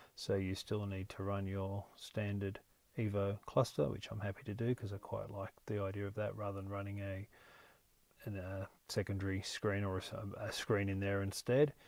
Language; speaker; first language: English; native; English